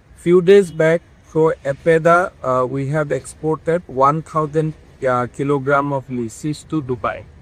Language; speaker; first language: English; non-native, local second language; Assamese